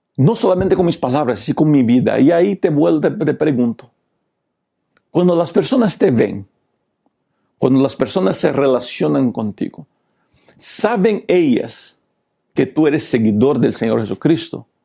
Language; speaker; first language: Spanish; non-native, local second language; Portuguese